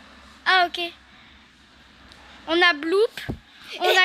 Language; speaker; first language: French; native; French